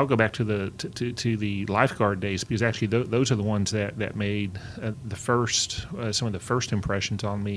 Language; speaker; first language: English; native; English